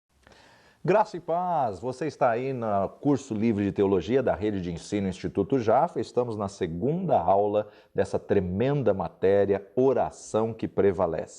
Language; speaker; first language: Portuguese; native; Portuguese